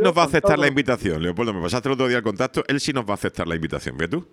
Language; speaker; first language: Spanish; native; Spanish